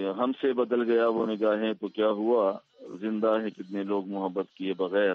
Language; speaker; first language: Urdu; non-native, local second language; Pashto